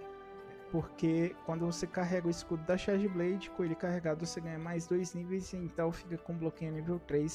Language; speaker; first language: Portuguese; native; Portuguese